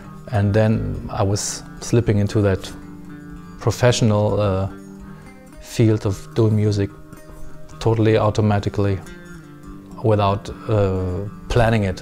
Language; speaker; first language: English; non-native, fluent; German